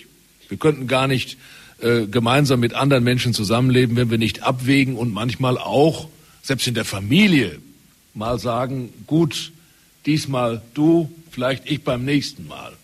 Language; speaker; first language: German; native; German